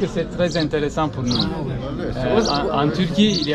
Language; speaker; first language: French; non-native, learner; Turkish